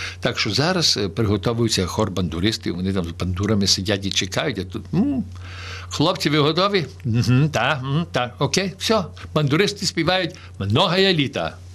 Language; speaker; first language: Ukrainian; early bilingual, heritage; Ukrainian